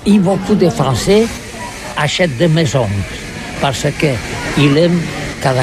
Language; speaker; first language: French; non-native, learner; Catalan